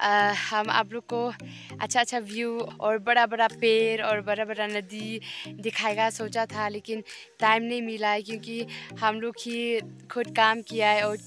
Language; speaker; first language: Hindi; non-native, local second language; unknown